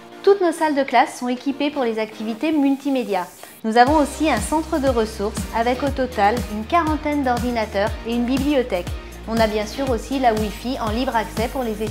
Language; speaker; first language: French; native; French